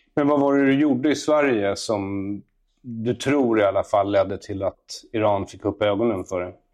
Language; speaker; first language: Swedish; native; Swedish